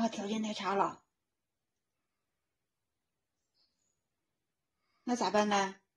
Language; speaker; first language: Chinese; native; Chinese